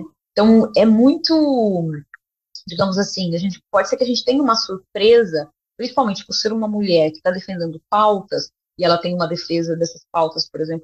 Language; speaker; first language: Portuguese; native; Portuguese